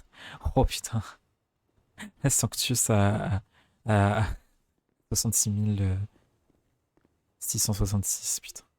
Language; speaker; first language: French; native; French